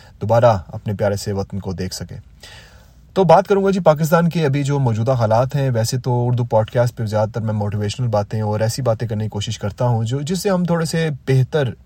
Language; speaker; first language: Urdu; native; Urdu